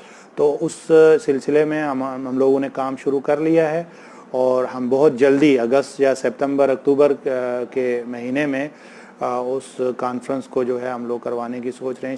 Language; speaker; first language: Urdu; native; Urdu